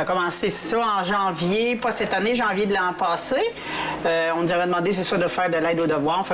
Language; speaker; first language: French; native; French